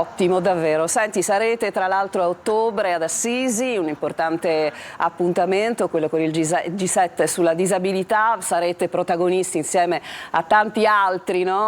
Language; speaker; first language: Italian; native; Italian